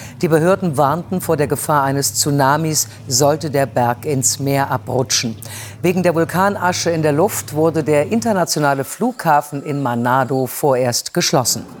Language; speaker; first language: German; native; German